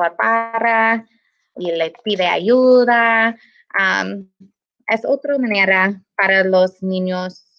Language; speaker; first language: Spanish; non-native, learner; English